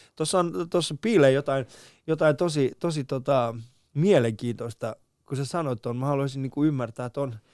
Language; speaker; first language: Finnish; early bilingual, other home language; Persian